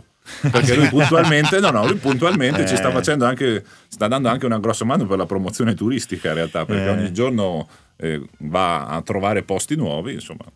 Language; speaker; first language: Italian; native; Italian